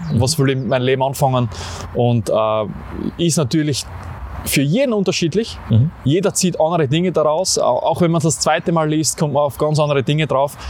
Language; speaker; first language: German; native; German